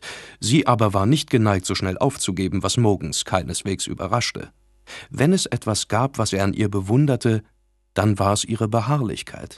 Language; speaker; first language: German; native; German